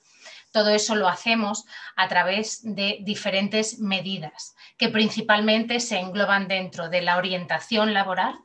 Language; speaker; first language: Spanish; native; Spanish